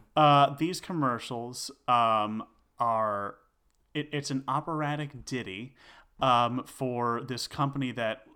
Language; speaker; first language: English; native; English